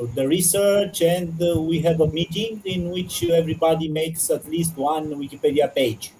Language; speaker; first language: English; non-native, learner; Romanian